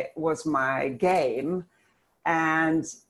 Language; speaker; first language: English; native; English